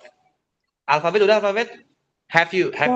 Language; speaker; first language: English; non-native, fluent; Indonesian